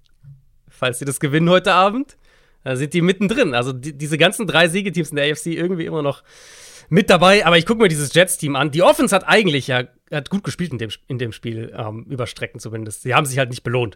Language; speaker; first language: German; native; German